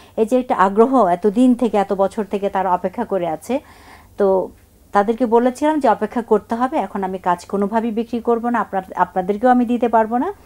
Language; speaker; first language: Bangla; non-native, local second language; Chakma